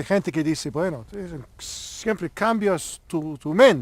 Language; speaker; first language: Spanish; non-native, learner; English